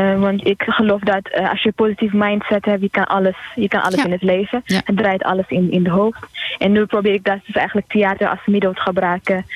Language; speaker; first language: Dutch; non-native, fluent; Tigrinya